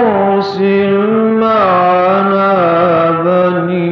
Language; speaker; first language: Arabic; native; Arabic